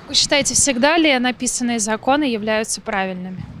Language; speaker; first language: Russian; native; Russian